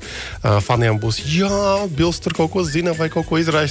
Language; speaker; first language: Latvian; native; Latvian